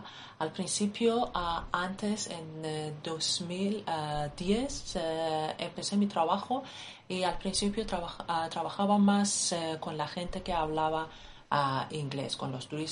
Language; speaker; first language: Spanish; non-native, fluent; Persian